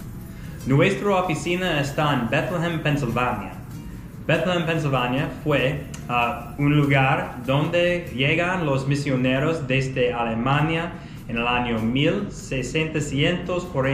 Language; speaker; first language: Spanish; non-native, fluent; English